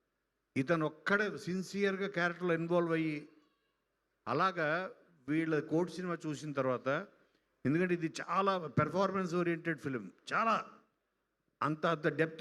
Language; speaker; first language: Telugu; native; Telugu